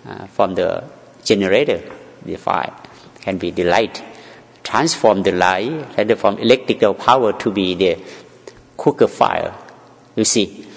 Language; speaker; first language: English; non-native, learner; Thai